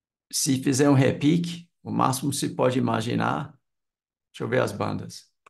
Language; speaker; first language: Portuguese; non-native, fluent; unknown